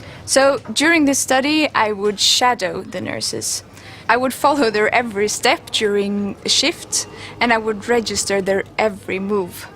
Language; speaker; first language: English; non-native, fluent; Swedish